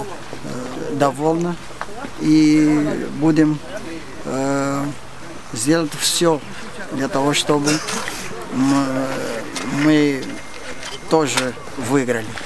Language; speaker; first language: Russian; non-native, learner; Portuguese